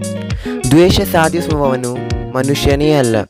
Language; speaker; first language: Kannada; native; Kannada